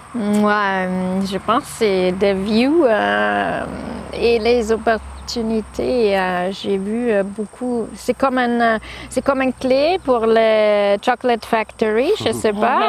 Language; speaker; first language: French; non-native, learner; German